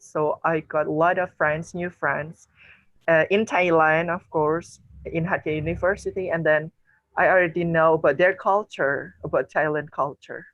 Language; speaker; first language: English; non-native, learner; Indonesian